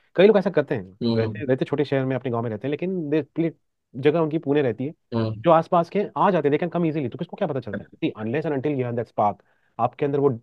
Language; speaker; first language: Hindi; non-native, local second language; Marathi